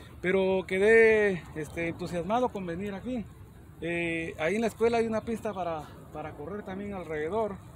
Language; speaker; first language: Spanish; native; Spanish